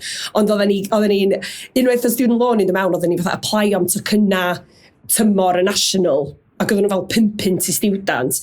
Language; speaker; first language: Welsh; native; Welsh